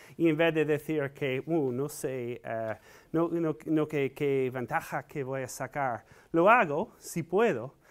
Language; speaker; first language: Spanish; non-native, fluent; English